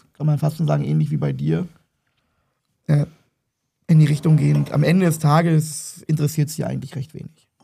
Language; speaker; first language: German; native; German